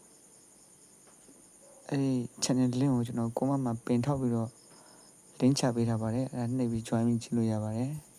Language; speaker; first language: Burmese; native; Burmese